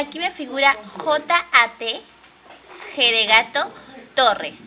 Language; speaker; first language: Spanish; native; Spanish